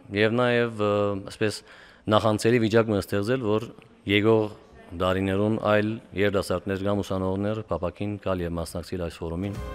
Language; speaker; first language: Armenian; early bilingual, heritage; Armenian